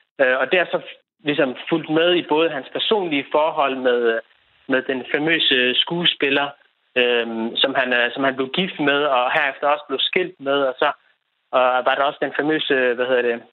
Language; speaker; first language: Danish; native; Danish